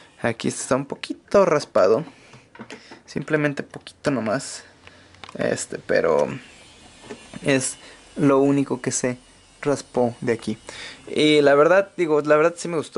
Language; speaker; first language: Spanish; native; Spanish